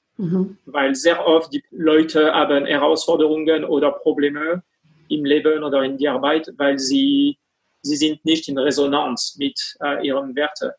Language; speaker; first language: German; non-native, fluent; French